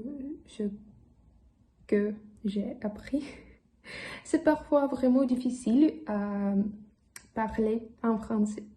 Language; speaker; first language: French; non-native, learner; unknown